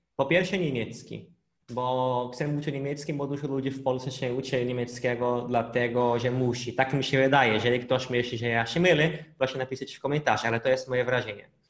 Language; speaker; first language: Polish; non-native, fluent; Portuguese